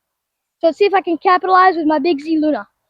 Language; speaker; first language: English; native; English